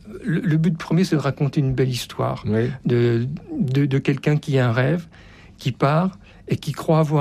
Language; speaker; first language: French; native; French